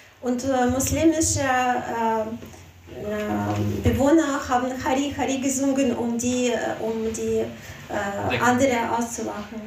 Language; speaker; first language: German; non-native, fluent; Russian